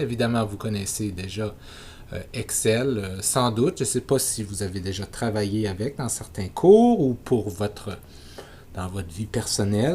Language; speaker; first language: French; native; French